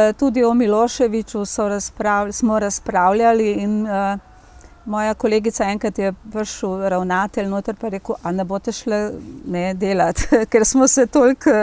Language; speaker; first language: Slovenian; native; Slovenian